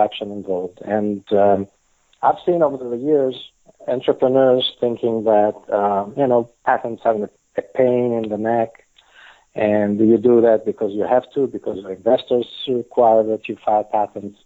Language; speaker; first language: English; non-native, fluent; Italian